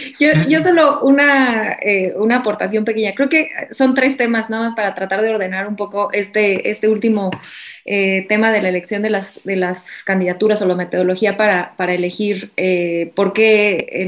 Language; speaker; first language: Spanish; native; Spanish